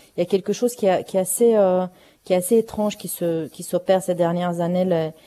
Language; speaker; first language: French; non-native, fluent; Romanian